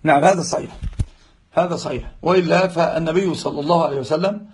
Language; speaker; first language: Arabic; native; Arabic